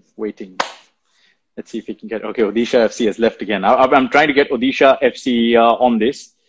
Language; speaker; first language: English; non-native, local second language; Hindi